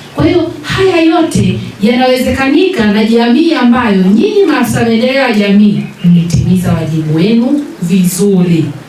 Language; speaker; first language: Swahili; native; Swahili